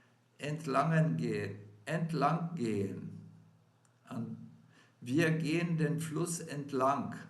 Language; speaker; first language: German; non-native, fluent; Portuguese